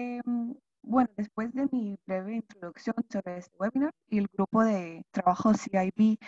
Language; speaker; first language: Spanish; non-native, fluent; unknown